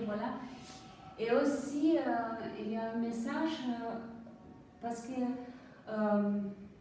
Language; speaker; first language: French; non-native, fluent; German